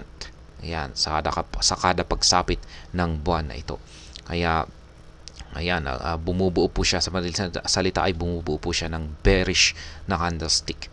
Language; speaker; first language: Filipino; native; Filipino